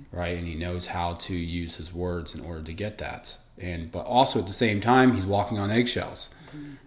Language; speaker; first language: English; early bilingual, other home language; Italian